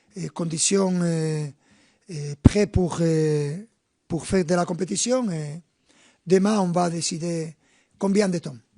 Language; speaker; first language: French; non-native, fluent; Spanish